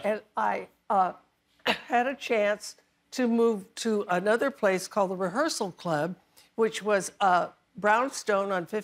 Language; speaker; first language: English; native; English